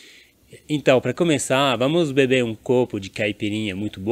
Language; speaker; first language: Portuguese; non-native, fluent; French